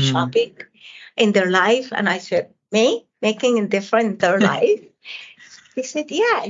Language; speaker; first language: English; non-native, fluent; Persian